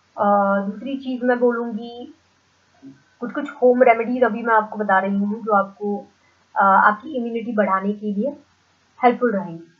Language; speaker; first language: Hindi; non-native, local second language; Marathi